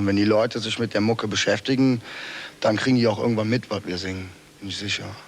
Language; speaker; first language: German; native; German